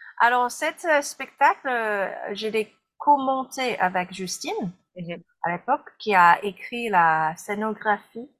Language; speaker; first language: French; non-native, fluent; English